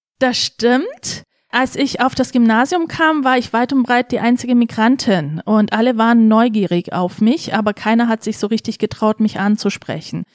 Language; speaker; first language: German; early bilingual, other home language; Turkish